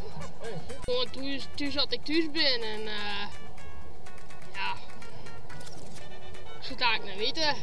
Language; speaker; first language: Dutch; non-native, local second language; Western Frisian